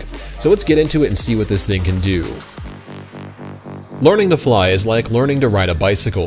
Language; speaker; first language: English; native; English